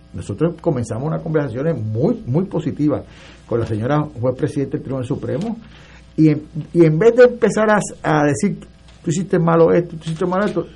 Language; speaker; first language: Spanish; native; Spanish